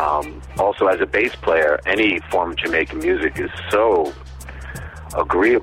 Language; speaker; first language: English; native; English